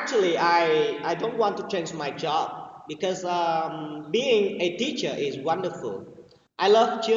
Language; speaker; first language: English; non-native, learner; Vietnamese